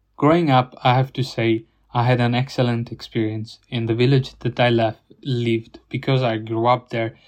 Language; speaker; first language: English; non-native, fluent; Italian